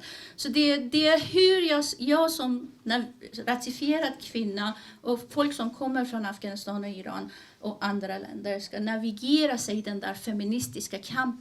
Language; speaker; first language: Swedish; early bilingual, other home language; Persian